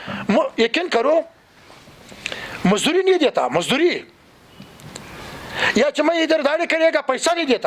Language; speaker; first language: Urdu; non-native, learner; Pashto